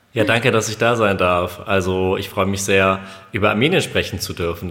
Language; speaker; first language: German; early bilingual, other home language; Armenian